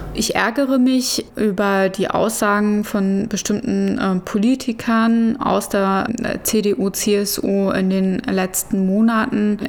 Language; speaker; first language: German; early bilingual, other home language; Arabic